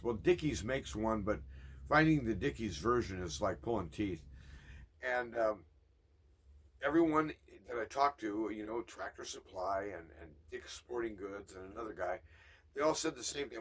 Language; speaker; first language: English; native; English